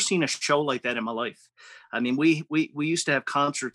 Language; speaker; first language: English; native; English